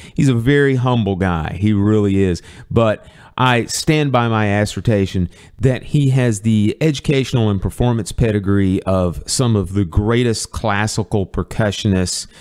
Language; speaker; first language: English; native; English